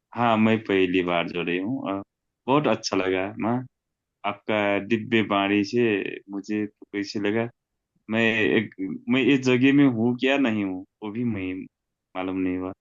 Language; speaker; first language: Hindi; non-native, learner; Nepali